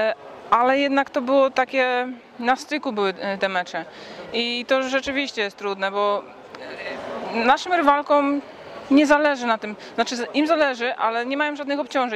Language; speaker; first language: Polish; native; Polish